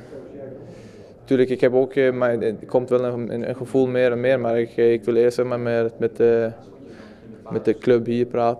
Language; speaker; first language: Dutch; non-native, fluent; Swedish